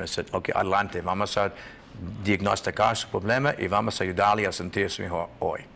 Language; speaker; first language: Spanish; non-native, learner; English